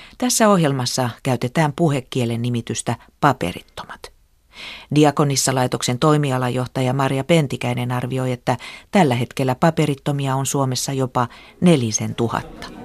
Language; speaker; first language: Finnish; native; Finnish